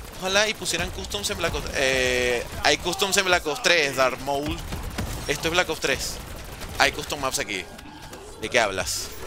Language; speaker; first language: Spanish; native; Spanish